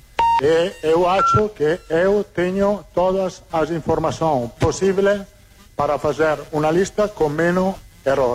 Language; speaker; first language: Portuguese; non-native, fluent; Italian